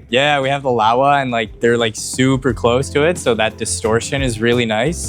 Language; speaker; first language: English; native; English